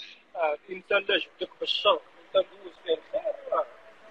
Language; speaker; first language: Arabic; native; Arabic